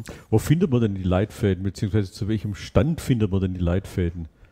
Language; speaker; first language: German; native; German